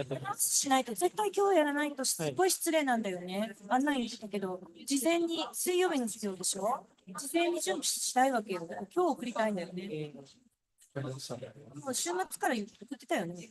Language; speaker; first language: Japanese; native; Japanese